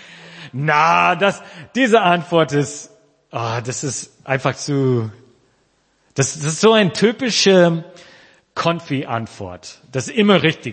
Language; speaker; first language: German; non-native, fluent; English